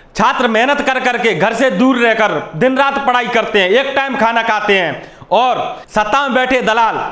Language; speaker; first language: Hindi; native; Hindi